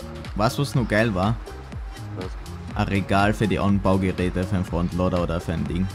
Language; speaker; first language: German; native; German